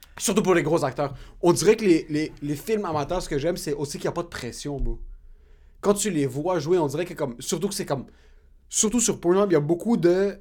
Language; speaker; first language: French; native; French